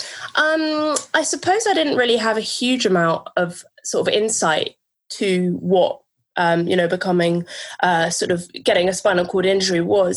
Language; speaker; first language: English; native; English